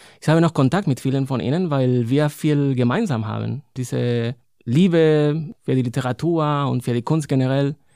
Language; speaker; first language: German; non-native, fluent; Spanish